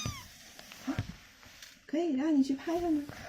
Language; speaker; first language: Chinese; native; Chinese